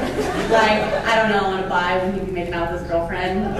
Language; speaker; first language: English; native; English